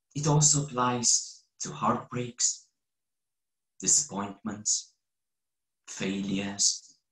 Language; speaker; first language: English; non-native, fluent; Romanian